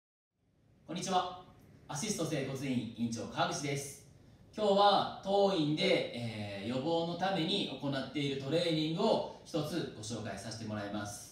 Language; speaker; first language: Japanese; native; Japanese